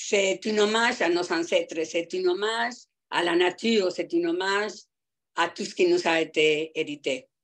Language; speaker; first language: French; non-native, fluent; Spanish